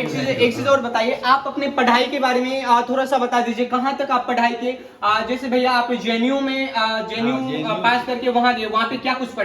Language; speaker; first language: Hindi; native; Hindi